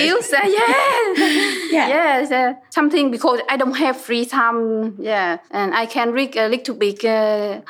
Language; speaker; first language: English; non-native, learner; Vietnamese